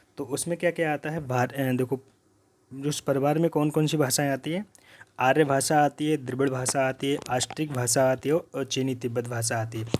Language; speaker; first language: Hindi; native; Hindi